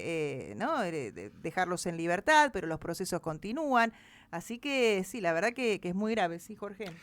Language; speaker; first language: Spanish; native; Spanish